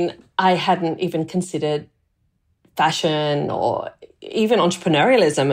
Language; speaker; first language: English; native; English